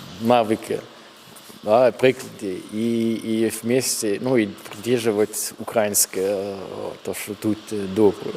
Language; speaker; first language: Russian; non-native, learner; German